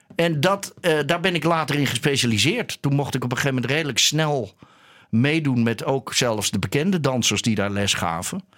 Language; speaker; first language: Dutch; native; Dutch